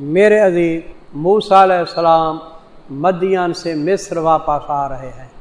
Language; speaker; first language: Urdu; non-native, local second language; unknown